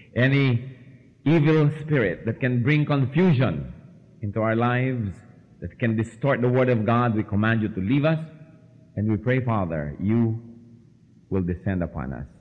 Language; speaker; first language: English; non-native, local second language; Filipino